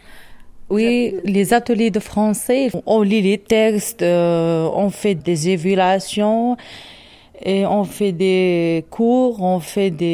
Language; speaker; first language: French; non-native, learner; Arabic